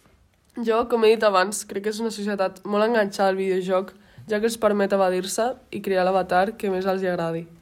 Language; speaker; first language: Catalan; native; Catalan